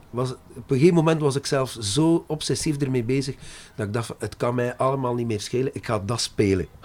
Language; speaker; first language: Dutch; non-native, local second language; French